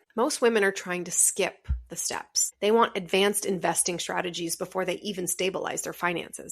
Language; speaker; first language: English; native; English